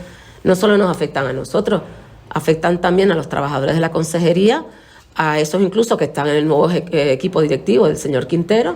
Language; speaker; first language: Spanish; native; Spanish